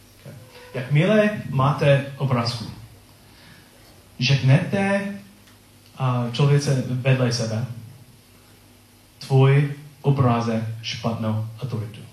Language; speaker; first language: Czech; non-native, learner; English